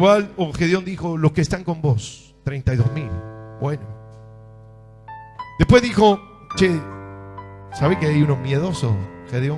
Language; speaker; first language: Spanish; native; Spanish